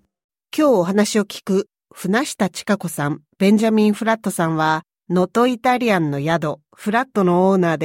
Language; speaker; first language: Japanese; native; Japanese